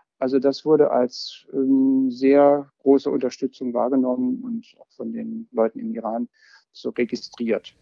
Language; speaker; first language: German; native; German